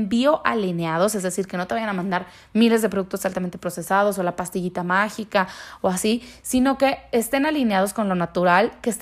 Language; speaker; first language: Spanish; native; Spanish